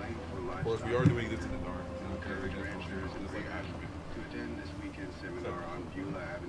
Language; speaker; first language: English; native; English